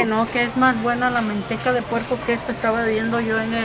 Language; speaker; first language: Spanish; native; Spanish